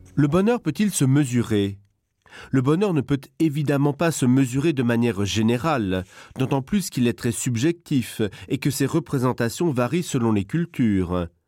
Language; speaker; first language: French; non-native, local second language; Luxembourgish